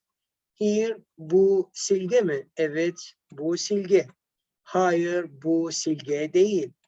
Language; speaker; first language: Turkish; non-native, learner; Arabic